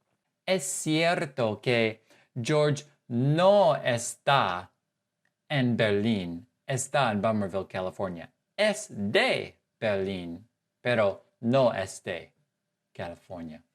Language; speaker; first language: Spanish; non-native, fluent; English